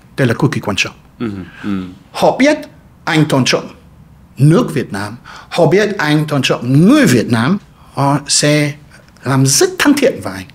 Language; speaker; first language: Vietnamese; non-native, fluent; German